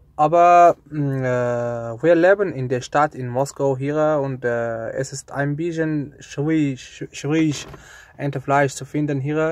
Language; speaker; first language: German; non-native, learner; Azerbaijani